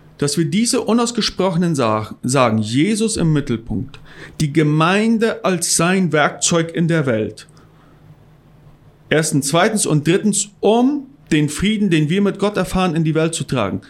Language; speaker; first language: German; non-native, local second language; Plautdietsch